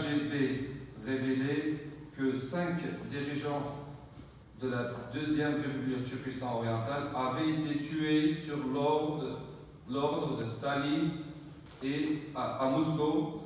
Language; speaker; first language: French; non-native, fluent; Uyghur